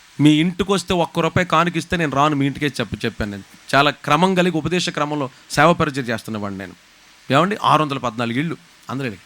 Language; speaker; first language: Telugu; native; Telugu